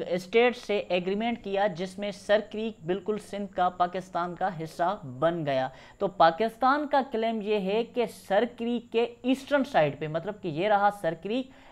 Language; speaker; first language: Urdu; non-native, local second language; Sindhi